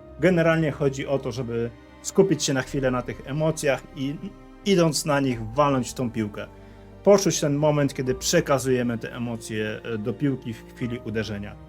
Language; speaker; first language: Polish; native; Polish